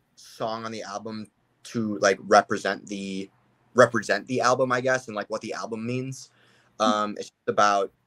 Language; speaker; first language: English; native; English